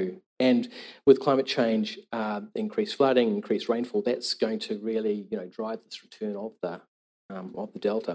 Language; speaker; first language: English; native; English